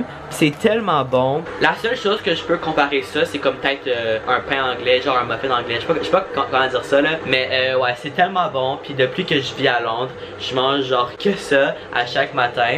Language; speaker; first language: French; native; French